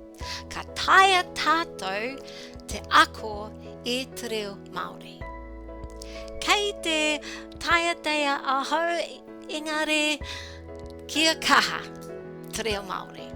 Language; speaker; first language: Māori; non-native, local second language; English